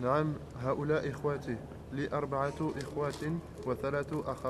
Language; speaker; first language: Arabic; non-native, learner; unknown